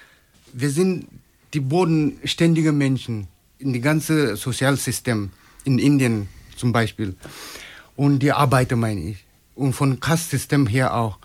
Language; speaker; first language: German; non-native, learner; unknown